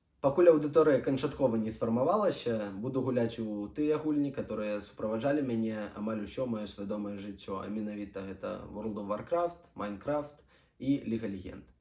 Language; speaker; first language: Belarusian; non-native, local second language; Russian